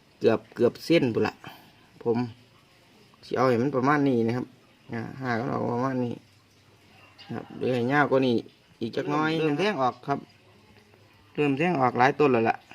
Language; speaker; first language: Thai; non-native, local second language; Northeastern Thai